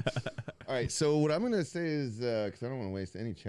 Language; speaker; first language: English; native; English